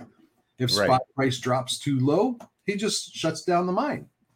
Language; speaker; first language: English; native; English